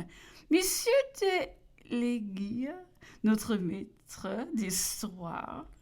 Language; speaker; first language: French; non-native, learner; English